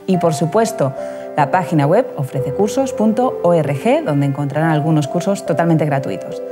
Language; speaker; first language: Spanish; native; Spanish